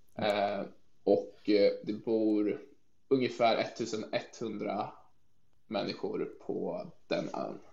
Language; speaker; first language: Swedish; native; Swedish